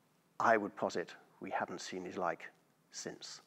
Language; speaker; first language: English; native; English